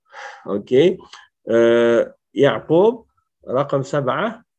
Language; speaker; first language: Arabic; non-native, fluent; French